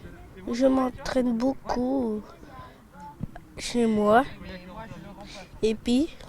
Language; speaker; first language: French; early bilingual, other home language; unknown